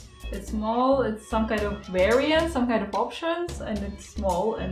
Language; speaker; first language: English; non-native, fluent; Russian